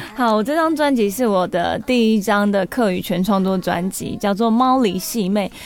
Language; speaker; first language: Chinese; non-native, local second language; Hakka Chinese